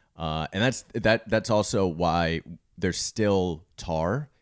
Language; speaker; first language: English; native; English